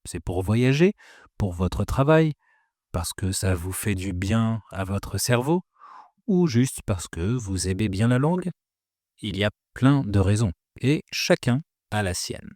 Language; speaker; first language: French; native; French